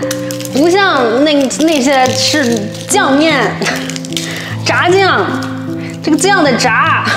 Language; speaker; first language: Chinese; native; Chinese